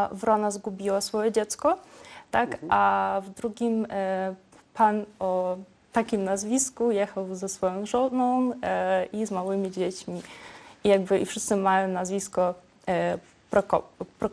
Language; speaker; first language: Polish; non-native, local second language; Ukrainian